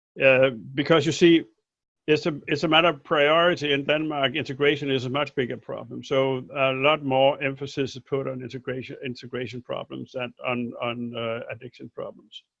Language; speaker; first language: English; non-native, fluent; Danish